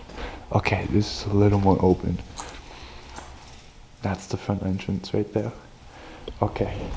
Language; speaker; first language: English; native; English